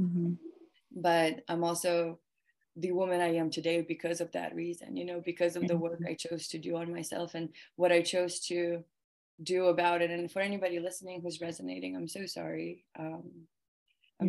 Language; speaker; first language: English; early bilingual, other home language; Russian